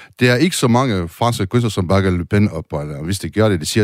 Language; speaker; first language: Danish; non-native, fluent; French